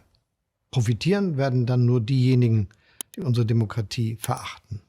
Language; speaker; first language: German; native; German